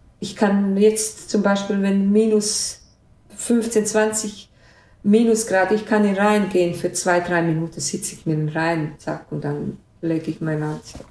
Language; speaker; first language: German; non-native, fluent; Bosnian